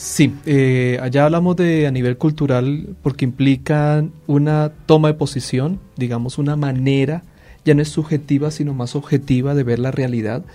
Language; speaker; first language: Spanish; native; Spanish